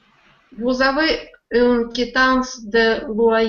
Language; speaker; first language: French; non-native, learner; Russian